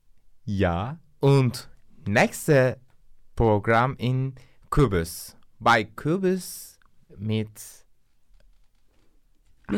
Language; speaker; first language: German; non-native, learner; Turkish